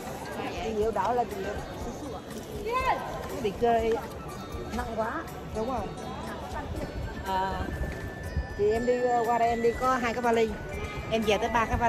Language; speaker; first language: Vietnamese; native; Vietnamese